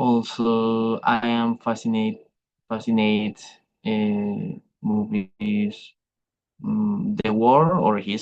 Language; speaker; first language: English; non-native, learner; Spanish